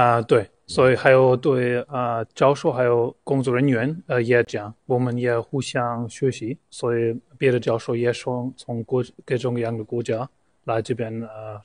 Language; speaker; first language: Chinese; non-native, fluent; German